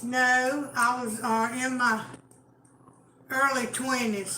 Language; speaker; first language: English; native; English